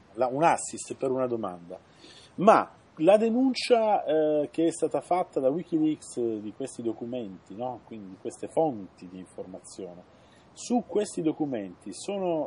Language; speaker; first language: Italian; native; Italian